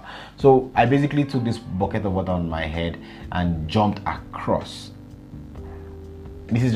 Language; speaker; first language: English; non-native, local second language; Yoruba